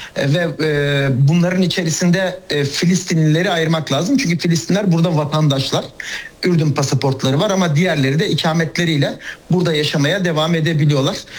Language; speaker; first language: Turkish; native; Turkish